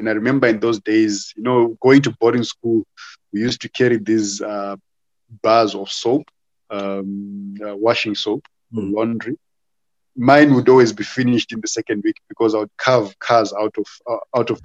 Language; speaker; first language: English; non-native, local second language; Shona